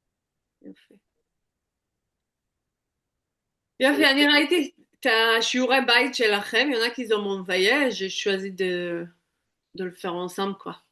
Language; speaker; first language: French; non-native, fluent; Hebrew